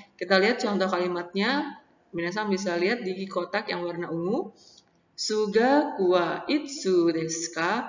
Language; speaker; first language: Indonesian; native; Indonesian